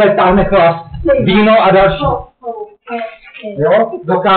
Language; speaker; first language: Czech; native; Czech